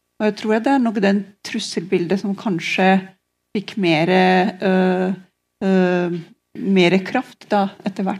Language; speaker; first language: Norwegian; non-native, fluent; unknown